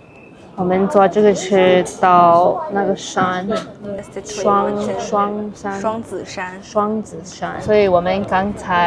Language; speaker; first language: Chinese; non-native, learner; English